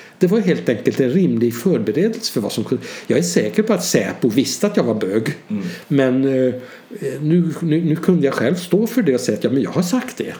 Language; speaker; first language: Swedish; early bilingual, other home language; Hungarian